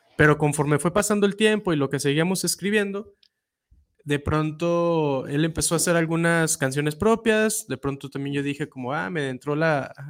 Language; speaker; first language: Spanish; native; Spanish